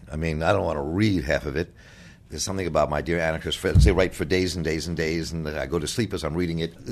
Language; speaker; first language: English; native; English